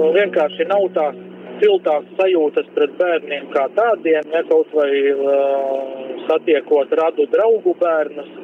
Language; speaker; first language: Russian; non-native, local second language; Latvian